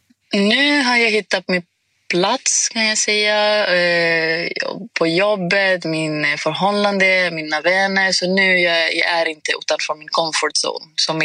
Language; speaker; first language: Swedish; non-native, fluent; Greek